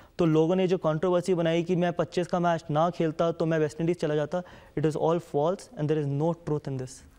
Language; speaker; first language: Hindi; native; Hindi